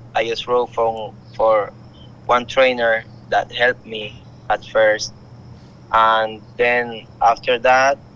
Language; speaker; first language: English; non-native, learner; Spanish